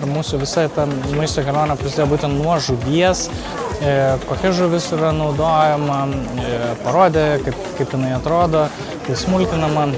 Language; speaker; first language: Lithuanian; native; Lithuanian